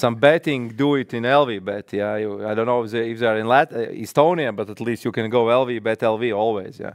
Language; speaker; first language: English; non-native, fluent; Latvian